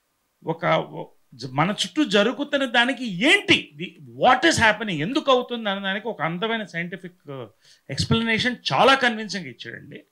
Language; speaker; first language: Telugu; native; Telugu